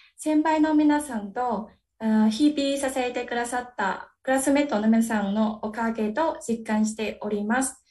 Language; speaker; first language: Japanese; non-native, fluent; Vietnamese